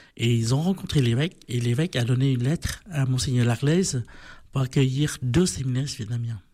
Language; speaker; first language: French; non-native, fluent; Vietnamese